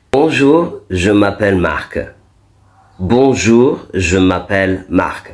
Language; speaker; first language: French; non-native, fluent; Arabic